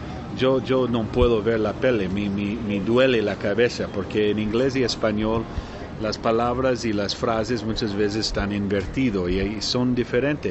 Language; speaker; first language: Spanish; non-native, learner; English